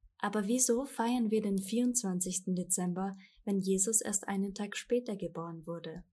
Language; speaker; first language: German; native; German